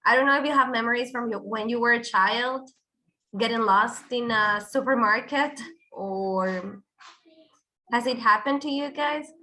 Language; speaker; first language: English; non-native, fluent; Spanish